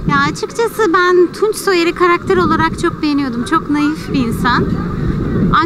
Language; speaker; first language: Turkish; native; Turkish